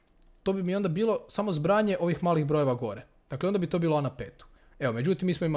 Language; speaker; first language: Croatian; native; Croatian